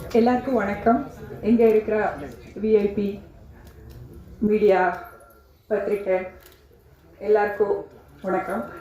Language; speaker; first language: Tamil; non-native, learner; Kannada